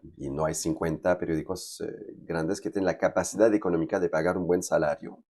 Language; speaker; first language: Spanish; non-native, fluent; French